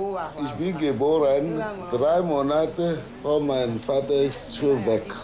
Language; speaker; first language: German; non-native, learner; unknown